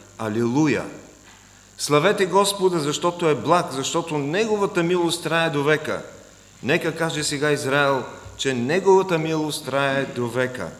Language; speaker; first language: Bulgarian; non-native, fluent; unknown